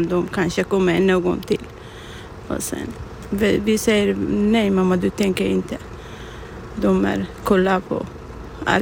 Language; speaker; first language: Swedish; non-native, learner; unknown